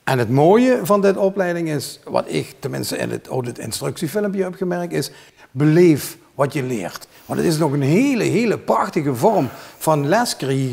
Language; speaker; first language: Dutch; native; Dutch